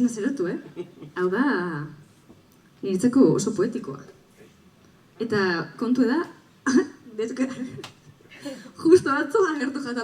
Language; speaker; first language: Basque; native; Basque